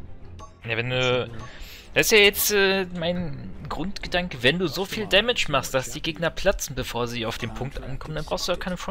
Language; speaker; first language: German; native; German